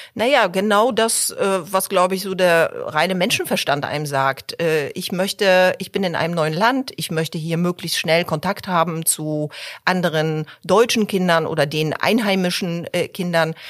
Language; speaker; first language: German; early bilingual, other home language; Polish